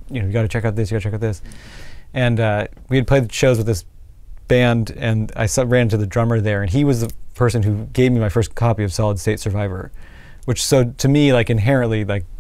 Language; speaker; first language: English; native; English